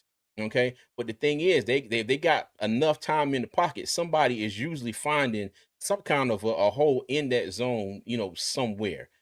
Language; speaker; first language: English; native; English